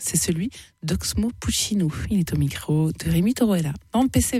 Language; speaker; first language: French; native; French